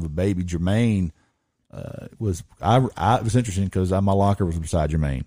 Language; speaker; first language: English; native; English